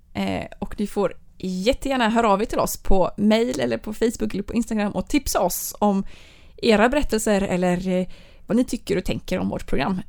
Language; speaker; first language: Swedish; native; Swedish